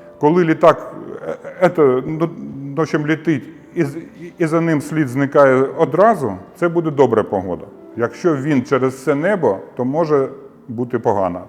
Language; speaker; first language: Ukrainian; non-native, local second language; Russian